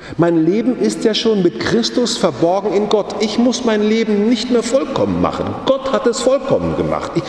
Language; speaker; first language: German; native; German